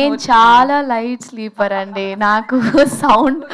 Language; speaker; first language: Telugu; early bilingual, heritage; Telugu